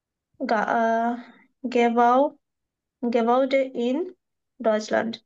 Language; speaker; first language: German; non-native, learner; Bangla